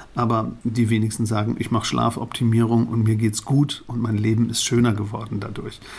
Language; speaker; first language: German; native; German